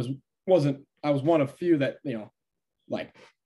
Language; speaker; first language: English; native; English